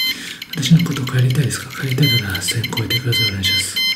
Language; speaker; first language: Japanese; non-native, learner; Chinese